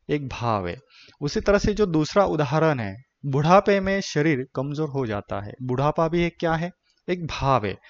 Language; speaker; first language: Hindi; non-native, local second language; Marathi